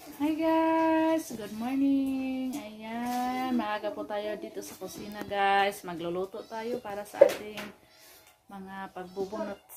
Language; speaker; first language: Filipino; non-native, local second language; Bikol